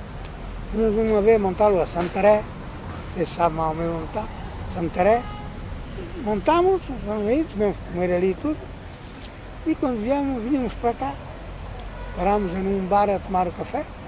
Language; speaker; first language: Portuguese; non-native, local second language; Spanish